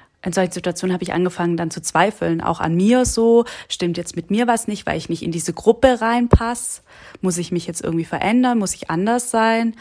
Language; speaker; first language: German; native; German